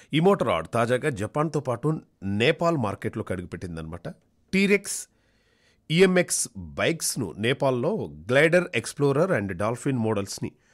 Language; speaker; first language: Telugu; native; Telugu